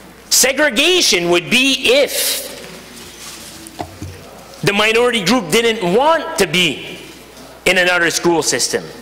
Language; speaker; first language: English; non-native, local second language; French